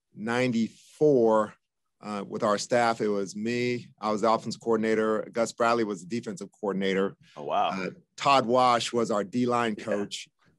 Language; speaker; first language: English; native; English